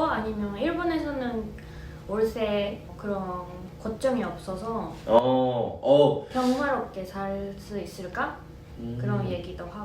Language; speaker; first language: Korean; non-native, fluent; Japanese